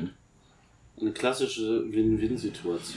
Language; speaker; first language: German; native; German